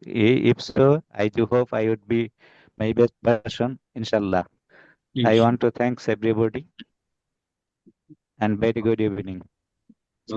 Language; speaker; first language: English; non-native, local second language; Bangla